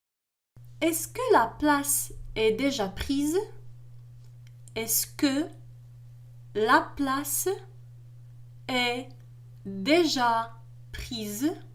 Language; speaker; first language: French; non-native, local second language; Arabic